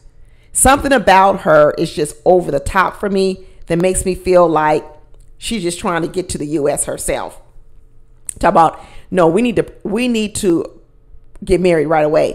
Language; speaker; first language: English; native; English